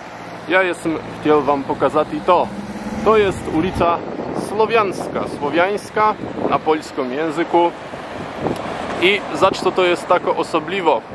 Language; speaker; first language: Polish; non-native, learner; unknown